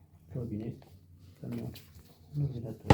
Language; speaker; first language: French; non-native, learner; Portuguese